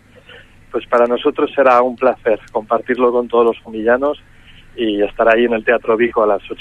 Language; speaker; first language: Spanish; native; Spanish